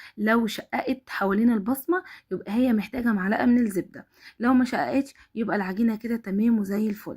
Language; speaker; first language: Arabic; native; Arabic